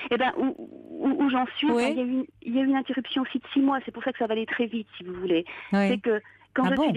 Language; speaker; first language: French; native; French